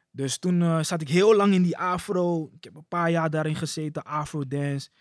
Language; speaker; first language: Dutch; early bilingual, other home language; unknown